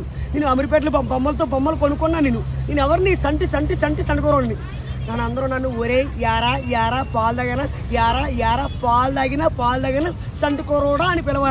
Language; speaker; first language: Telugu; native; Telugu